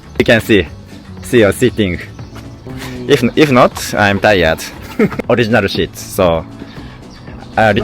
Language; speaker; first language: English; non-native, learner; Japanese